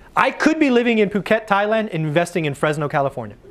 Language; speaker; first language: English; native; English